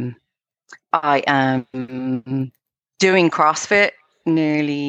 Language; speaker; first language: English; native; English